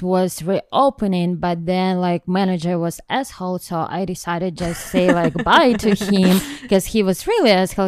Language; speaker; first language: English; non-native, learner; Ukrainian